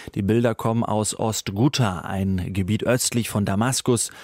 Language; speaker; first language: German; native; German